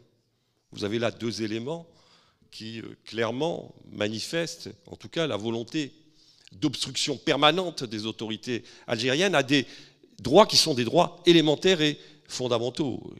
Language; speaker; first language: French; native; French